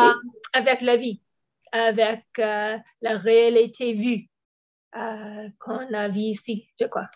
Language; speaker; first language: French; non-native, fluent; English